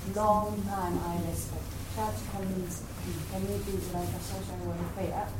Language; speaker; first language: English; non-native, learner; Japanese